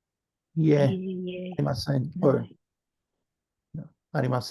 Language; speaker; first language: Japanese; non-native, learner; English